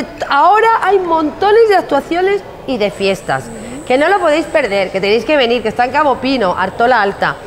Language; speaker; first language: Spanish; native; Spanish